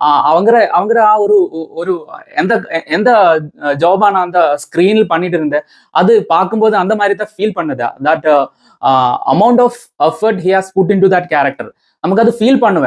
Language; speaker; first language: Tamil; non-native, learner; Malayalam